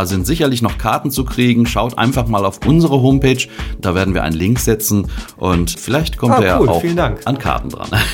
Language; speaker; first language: German; native; German